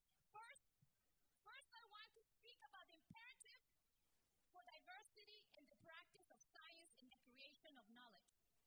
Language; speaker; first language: English; early bilingual, other home language; Spanish